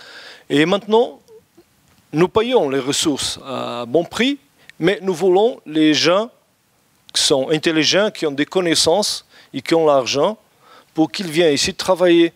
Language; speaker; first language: French; non-native, fluent; Portuguese